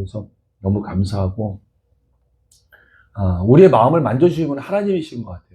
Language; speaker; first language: Korean; native; Korean